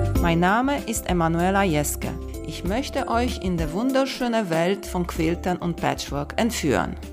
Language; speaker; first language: German; non-native, fluent; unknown